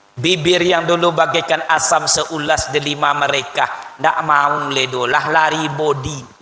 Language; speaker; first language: Malay; native; Malay